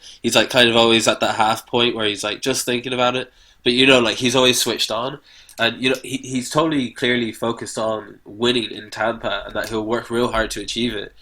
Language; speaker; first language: English; native; English